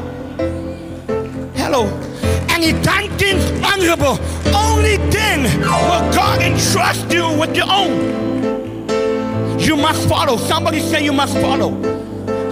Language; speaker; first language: English; native; English